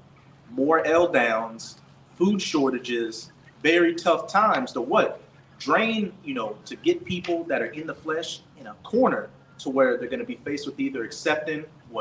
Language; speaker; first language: English; native; English